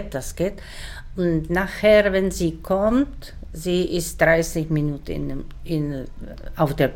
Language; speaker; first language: German; non-native, learner; Czech